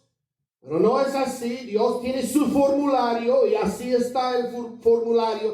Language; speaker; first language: Spanish; non-native, fluent; English